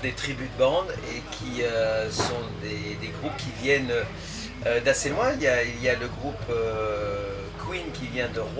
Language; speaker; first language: French; native; French